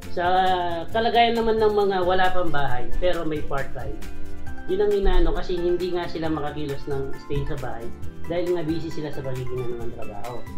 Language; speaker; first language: Filipino; non-native, local second language; Cebuano